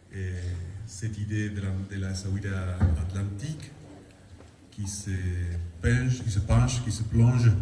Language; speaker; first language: French; non-native, fluent; Spanish